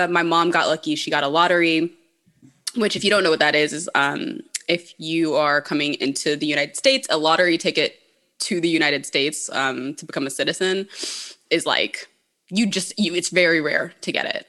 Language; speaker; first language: English; native; English